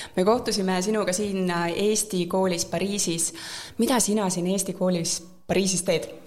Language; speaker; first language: Estonian; native; Estonian